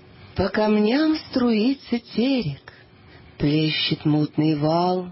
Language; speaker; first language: Russian; native; Russian